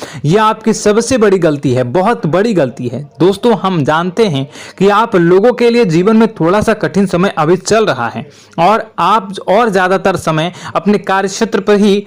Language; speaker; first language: Hindi; native; Hindi